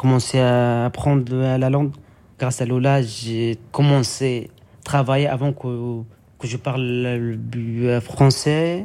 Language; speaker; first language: French; non-native, learner; Arabic